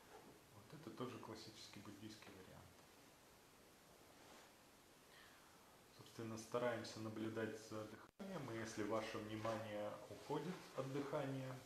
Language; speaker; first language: Russian; native; Russian